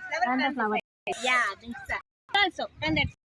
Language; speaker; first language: English; non-native, learner; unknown